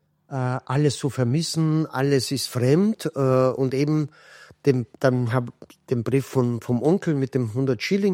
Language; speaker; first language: German; non-native, fluent; Kurdish